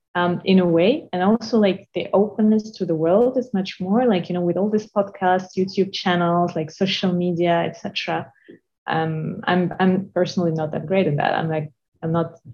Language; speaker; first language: English; non-native, fluent; Russian